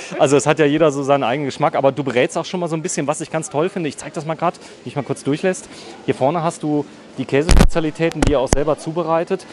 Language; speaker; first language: German; native; German